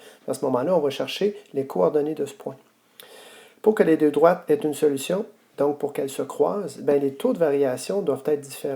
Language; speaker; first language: French; native; French